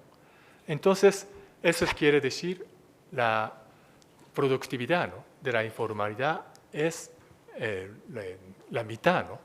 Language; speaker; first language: Spanish; non-native, fluent; Japanese